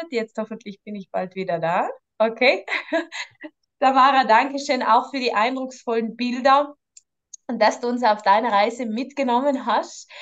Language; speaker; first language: German; native; German